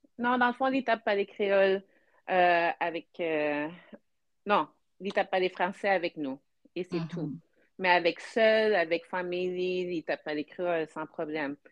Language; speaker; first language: Haitian Creole; early bilingual, heritage; French